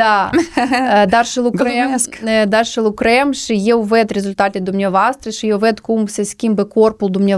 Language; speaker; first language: Romanian; non-native, local second language; Russian